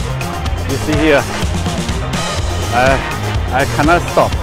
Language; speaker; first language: English; non-native, learner; Chinese